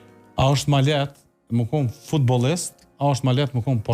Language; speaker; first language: Albanian; native; Albanian